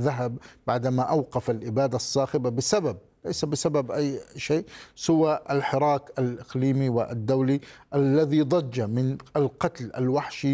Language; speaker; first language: Arabic; native; Arabic